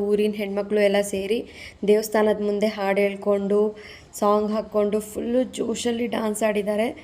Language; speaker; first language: Kannada; non-native, local second language; Lambadi